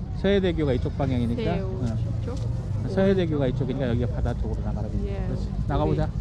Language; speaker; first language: Korean; native; Korean